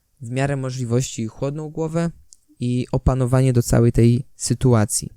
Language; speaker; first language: Polish; native; Polish